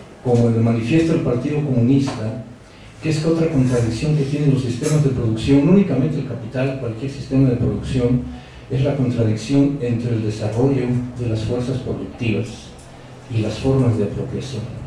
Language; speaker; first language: Spanish; native; Spanish